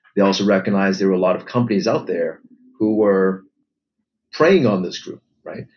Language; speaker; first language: English; native; English